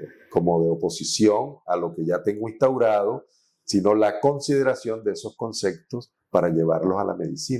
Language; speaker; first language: Spanish; native; Spanish